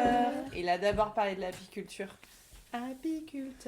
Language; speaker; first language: French; native; French